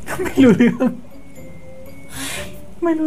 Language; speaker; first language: Thai; native; Thai